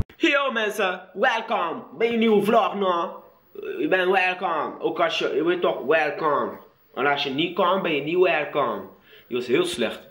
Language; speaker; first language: Dutch; early bilingual, other home language; Arabic